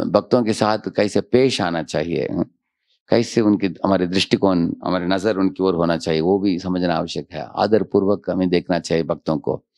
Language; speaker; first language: Hindi; non-native, local second language; Telugu